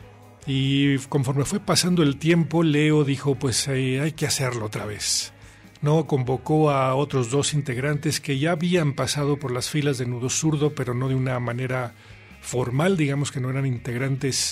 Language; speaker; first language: Spanish; native; Spanish